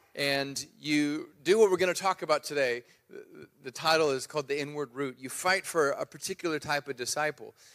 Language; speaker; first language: English; native; English